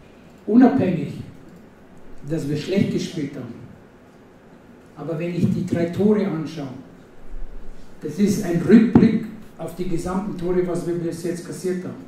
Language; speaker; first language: German; non-native, fluent; Italian